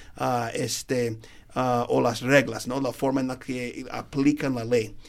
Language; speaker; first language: Spanish; non-native, fluent; English